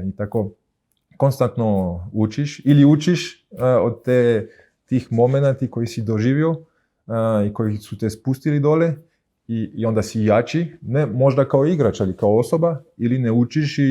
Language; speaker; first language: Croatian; early bilingual, heritage; Croatian